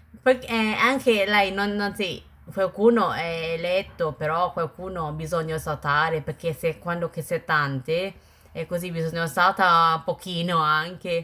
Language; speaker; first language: Italian; non-native, learner; Thai